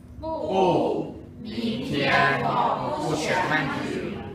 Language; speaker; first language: Chinese; non-native, learner; Thai